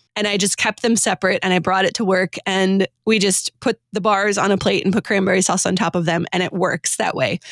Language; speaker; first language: English; native; English